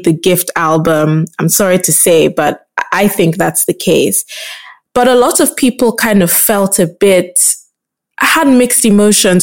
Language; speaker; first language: English; non-native, local second language; Yoruba